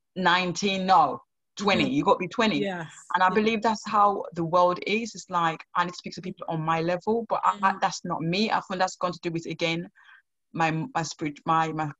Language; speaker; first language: English; non-native, local second language; Krio